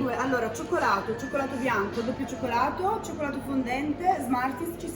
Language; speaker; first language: Italian; native; Italian